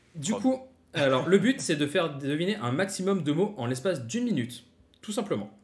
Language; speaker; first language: French; native; French